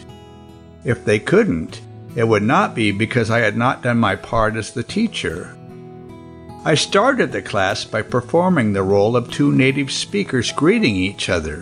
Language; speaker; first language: English; non-native, local second language; Yoruba